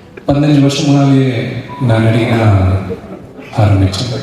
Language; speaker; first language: Tamil; non-native, local second language; Telugu